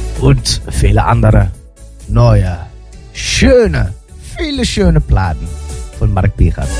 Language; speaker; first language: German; non-native, learner; Dutch